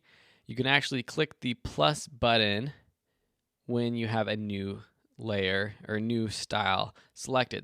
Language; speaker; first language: English; native; English